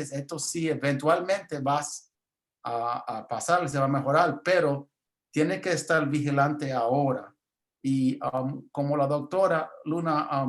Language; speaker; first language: Spanish; early bilingual, heritage; English